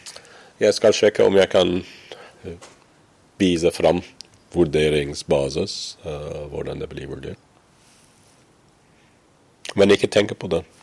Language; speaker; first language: Norwegian; non-native, fluent; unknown